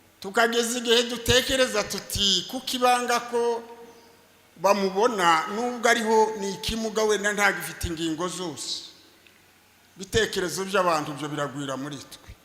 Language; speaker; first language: Kinyarwanda; native; Kinyarwanda